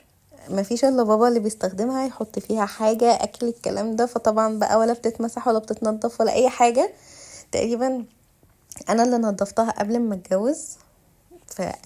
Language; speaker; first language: Arabic; native; Arabic